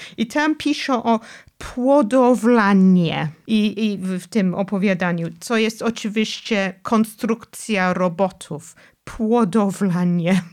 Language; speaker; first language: Polish; non-native, fluent; English